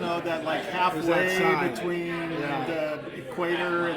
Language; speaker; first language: English; native; English